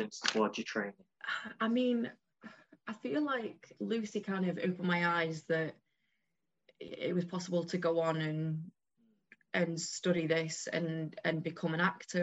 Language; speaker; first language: English; native; English